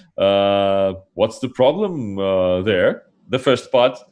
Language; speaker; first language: English; non-native, fluent; Russian